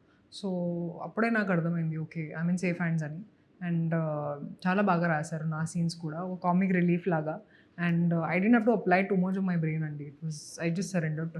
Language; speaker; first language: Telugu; non-native, local second language; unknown